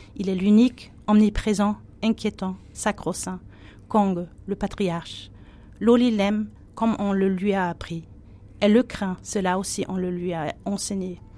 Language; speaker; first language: French; non-native, fluent; German